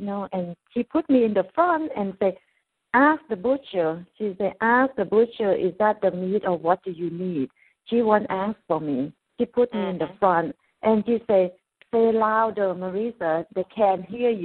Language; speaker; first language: English; non-native, fluent; Thai